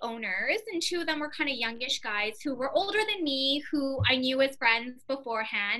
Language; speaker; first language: English; native; English